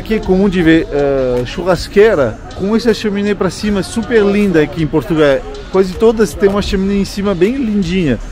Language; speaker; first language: Portuguese; non-native, fluent; French